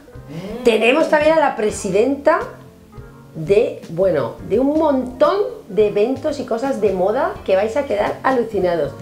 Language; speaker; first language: Spanish; native; Spanish